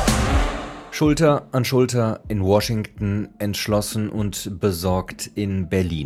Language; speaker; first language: German; native; German